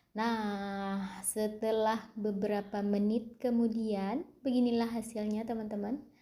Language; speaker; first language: Indonesian; non-native, local second language; Achinese